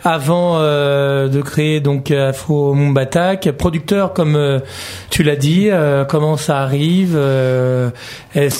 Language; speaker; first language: French; native; French